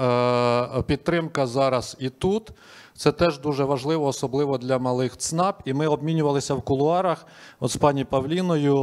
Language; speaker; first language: Ukrainian; native; Ukrainian